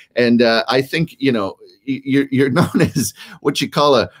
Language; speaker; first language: English; native; English